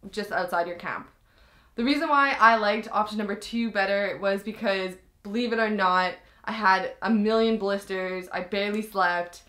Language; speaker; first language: English; native; English